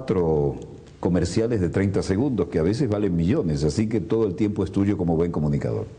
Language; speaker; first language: Spanish; native; Spanish